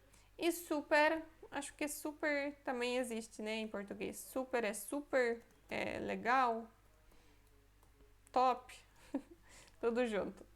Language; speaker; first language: Portuguese; non-native, fluent; Polish